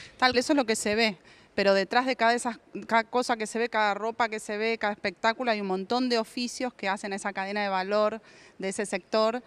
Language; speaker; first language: Spanish; native; Spanish